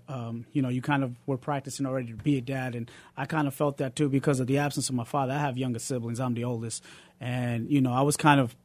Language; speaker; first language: English; early bilingual, other home language; Spanish